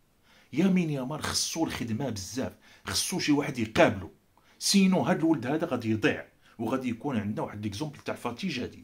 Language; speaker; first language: Arabic; native; Arabic